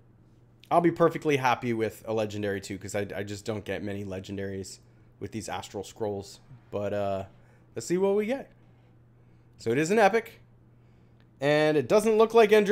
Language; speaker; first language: English; native; English